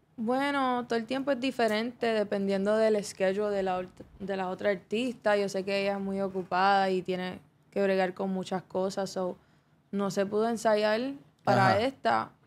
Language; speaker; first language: Spanish; early bilingual, heritage; Spanish